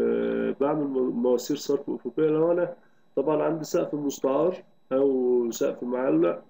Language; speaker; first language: Arabic; native; Arabic